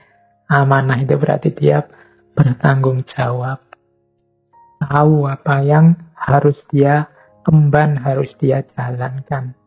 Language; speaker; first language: Indonesian; native; Indonesian